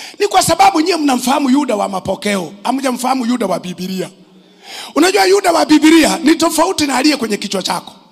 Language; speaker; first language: Swahili; native; Swahili